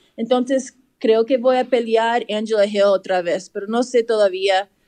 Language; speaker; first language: Spanish; early bilingual, heritage; English